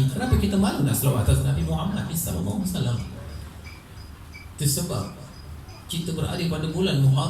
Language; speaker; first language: Malay; native; Malay